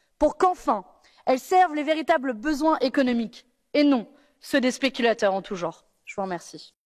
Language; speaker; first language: French; native; French